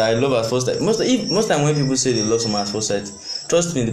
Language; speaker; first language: English; non-native, local second language; Yoruba